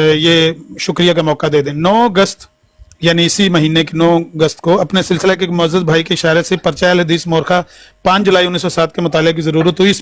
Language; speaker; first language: Urdu; non-native, local second language; Punjabi